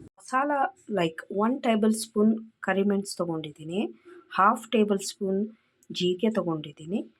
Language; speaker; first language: Kannada; native; Kannada